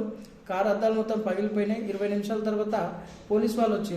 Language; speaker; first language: Telugu; native; Telugu